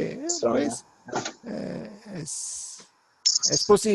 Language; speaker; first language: Spanish; non-native, fluent; English